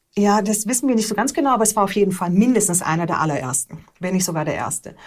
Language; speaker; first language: German; early bilingual, other home language; Hungarian